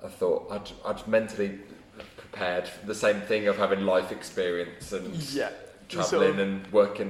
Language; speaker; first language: English; native; English